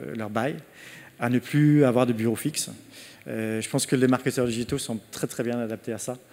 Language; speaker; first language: French; non-native, fluent; Danish